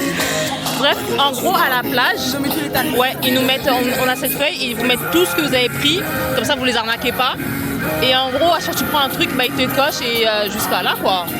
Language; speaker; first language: French; native; French